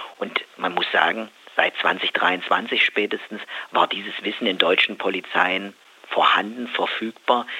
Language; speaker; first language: German; native; German